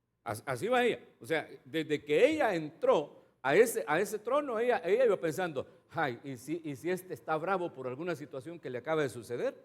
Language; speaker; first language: Spanish; native; Spanish